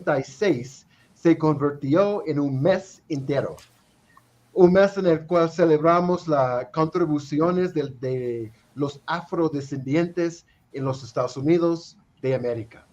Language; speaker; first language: Spanish; non-native, fluent; English